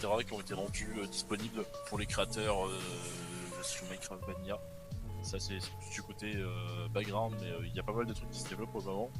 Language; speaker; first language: French; native; French